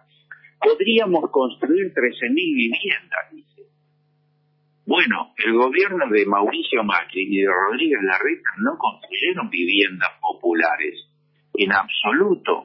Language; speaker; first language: Spanish; native; Spanish